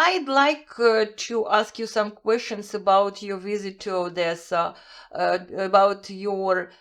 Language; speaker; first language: English; non-native, fluent; Russian